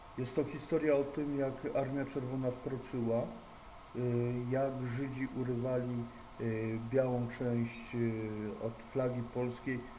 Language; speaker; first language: Polish; native; Polish